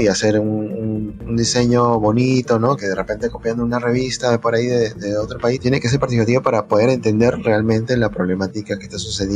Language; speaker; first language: Spanish; native; Spanish